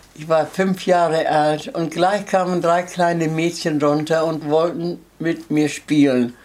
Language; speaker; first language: German; early bilingual, heritage; German